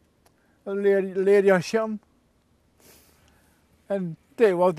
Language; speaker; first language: Dutch; native; Dutch